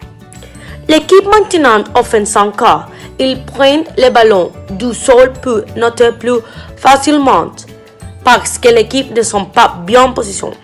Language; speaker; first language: French; non-native, learner; Spanish